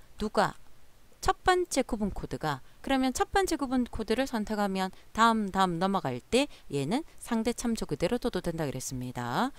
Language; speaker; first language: Korean; native; Korean